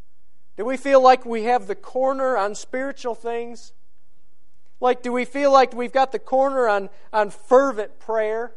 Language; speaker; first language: English; native; English